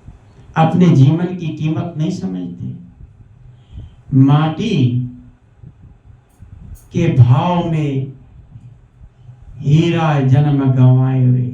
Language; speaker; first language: Hindi; native; Hindi